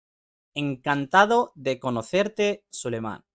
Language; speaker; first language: Spanish; non-native, fluent; Urdu